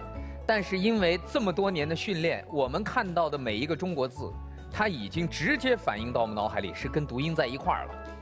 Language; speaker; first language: Chinese; native; Chinese